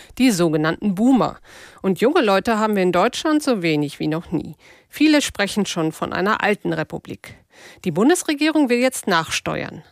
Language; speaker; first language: German; native; German